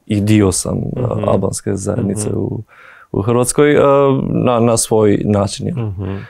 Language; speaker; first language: Croatian; non-native, fluent; Albanian